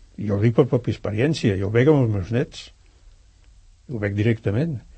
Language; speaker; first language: Catalan; native; Catalan